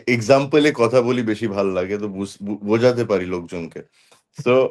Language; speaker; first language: Bangla; non-native, local second language; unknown